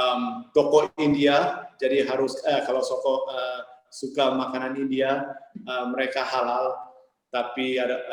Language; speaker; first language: Indonesian; early bilingual, heritage; English